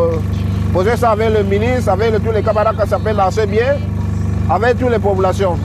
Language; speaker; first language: French; non-native, local second language; Fang